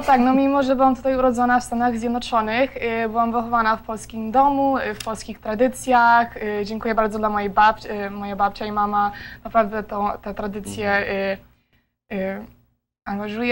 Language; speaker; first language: Polish; early bilingual, heritage; Polish